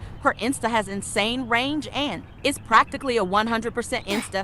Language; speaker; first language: English; native; English